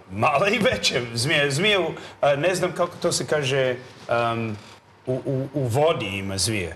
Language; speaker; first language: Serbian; non-native, learner; English